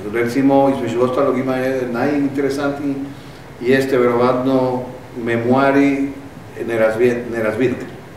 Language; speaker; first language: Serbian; non-native, fluent; Spanish